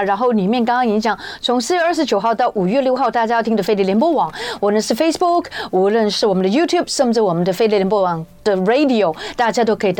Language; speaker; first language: Chinese; native; Chinese